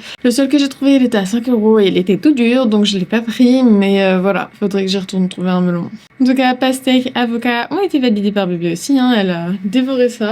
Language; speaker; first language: French; native; French